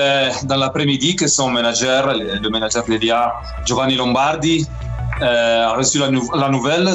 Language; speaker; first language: French; non-native, fluent; Italian